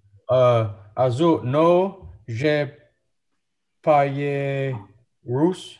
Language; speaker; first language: French; non-native, learner; English